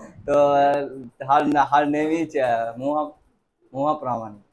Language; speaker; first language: English; non-native, learner; Bangla